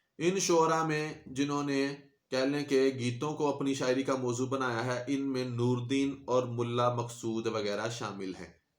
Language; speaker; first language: Urdu; non-native, local second language; Punjabi